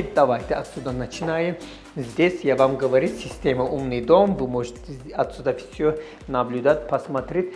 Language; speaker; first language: Russian; non-native, learner; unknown